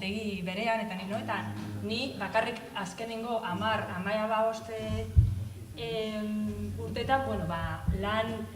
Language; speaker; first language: Basque; non-native, local second language; Spanish